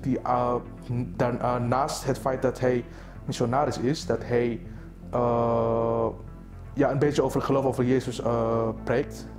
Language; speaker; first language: Dutch; non-native, fluent; Indonesian